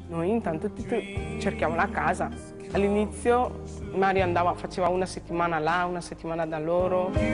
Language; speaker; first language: Italian; early bilingual, other home language; Akan